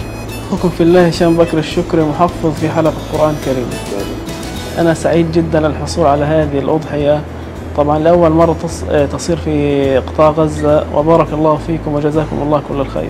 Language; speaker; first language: Arabic; native; Arabic